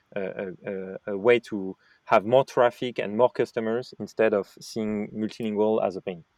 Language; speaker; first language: English; non-native, fluent; French